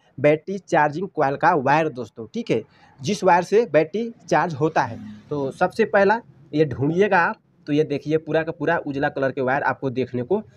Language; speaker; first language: Hindi; native; Hindi